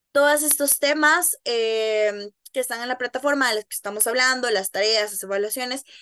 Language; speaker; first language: Spanish; native; Spanish